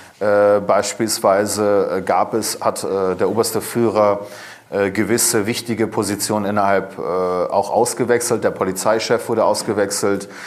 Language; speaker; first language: German; early bilingual, other home language; Persian